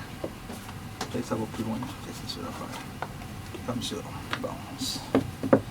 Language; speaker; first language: French; native; French